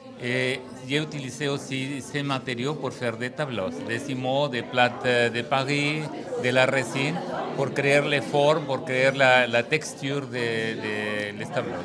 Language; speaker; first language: French; non-native, learner; Spanish